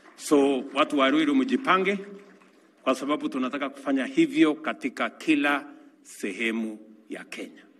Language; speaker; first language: Swahili; non-native, local second language; Kalenjin